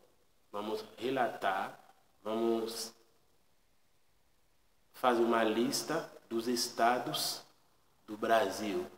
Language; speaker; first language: Portuguese; non-native, learner; Haitian Creole